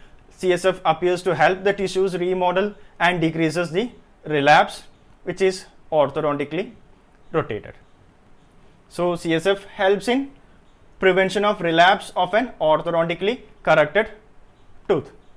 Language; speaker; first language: English; non-native, local second language; Malayalam